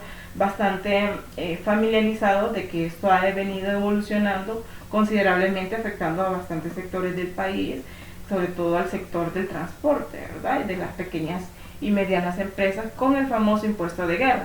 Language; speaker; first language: Spanish; native; Spanish